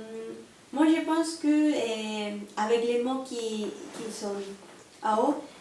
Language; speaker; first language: French; non-native, learner; Spanish